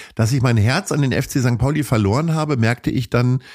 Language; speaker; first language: German; native; German